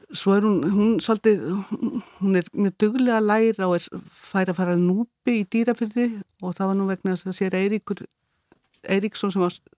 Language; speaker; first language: Icelandic; native; Icelandic